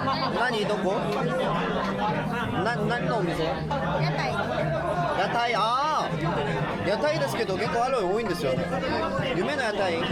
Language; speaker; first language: Japanese; non-native, learner; Korean